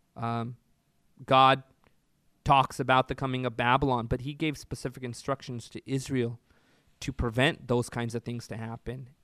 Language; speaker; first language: English; native; English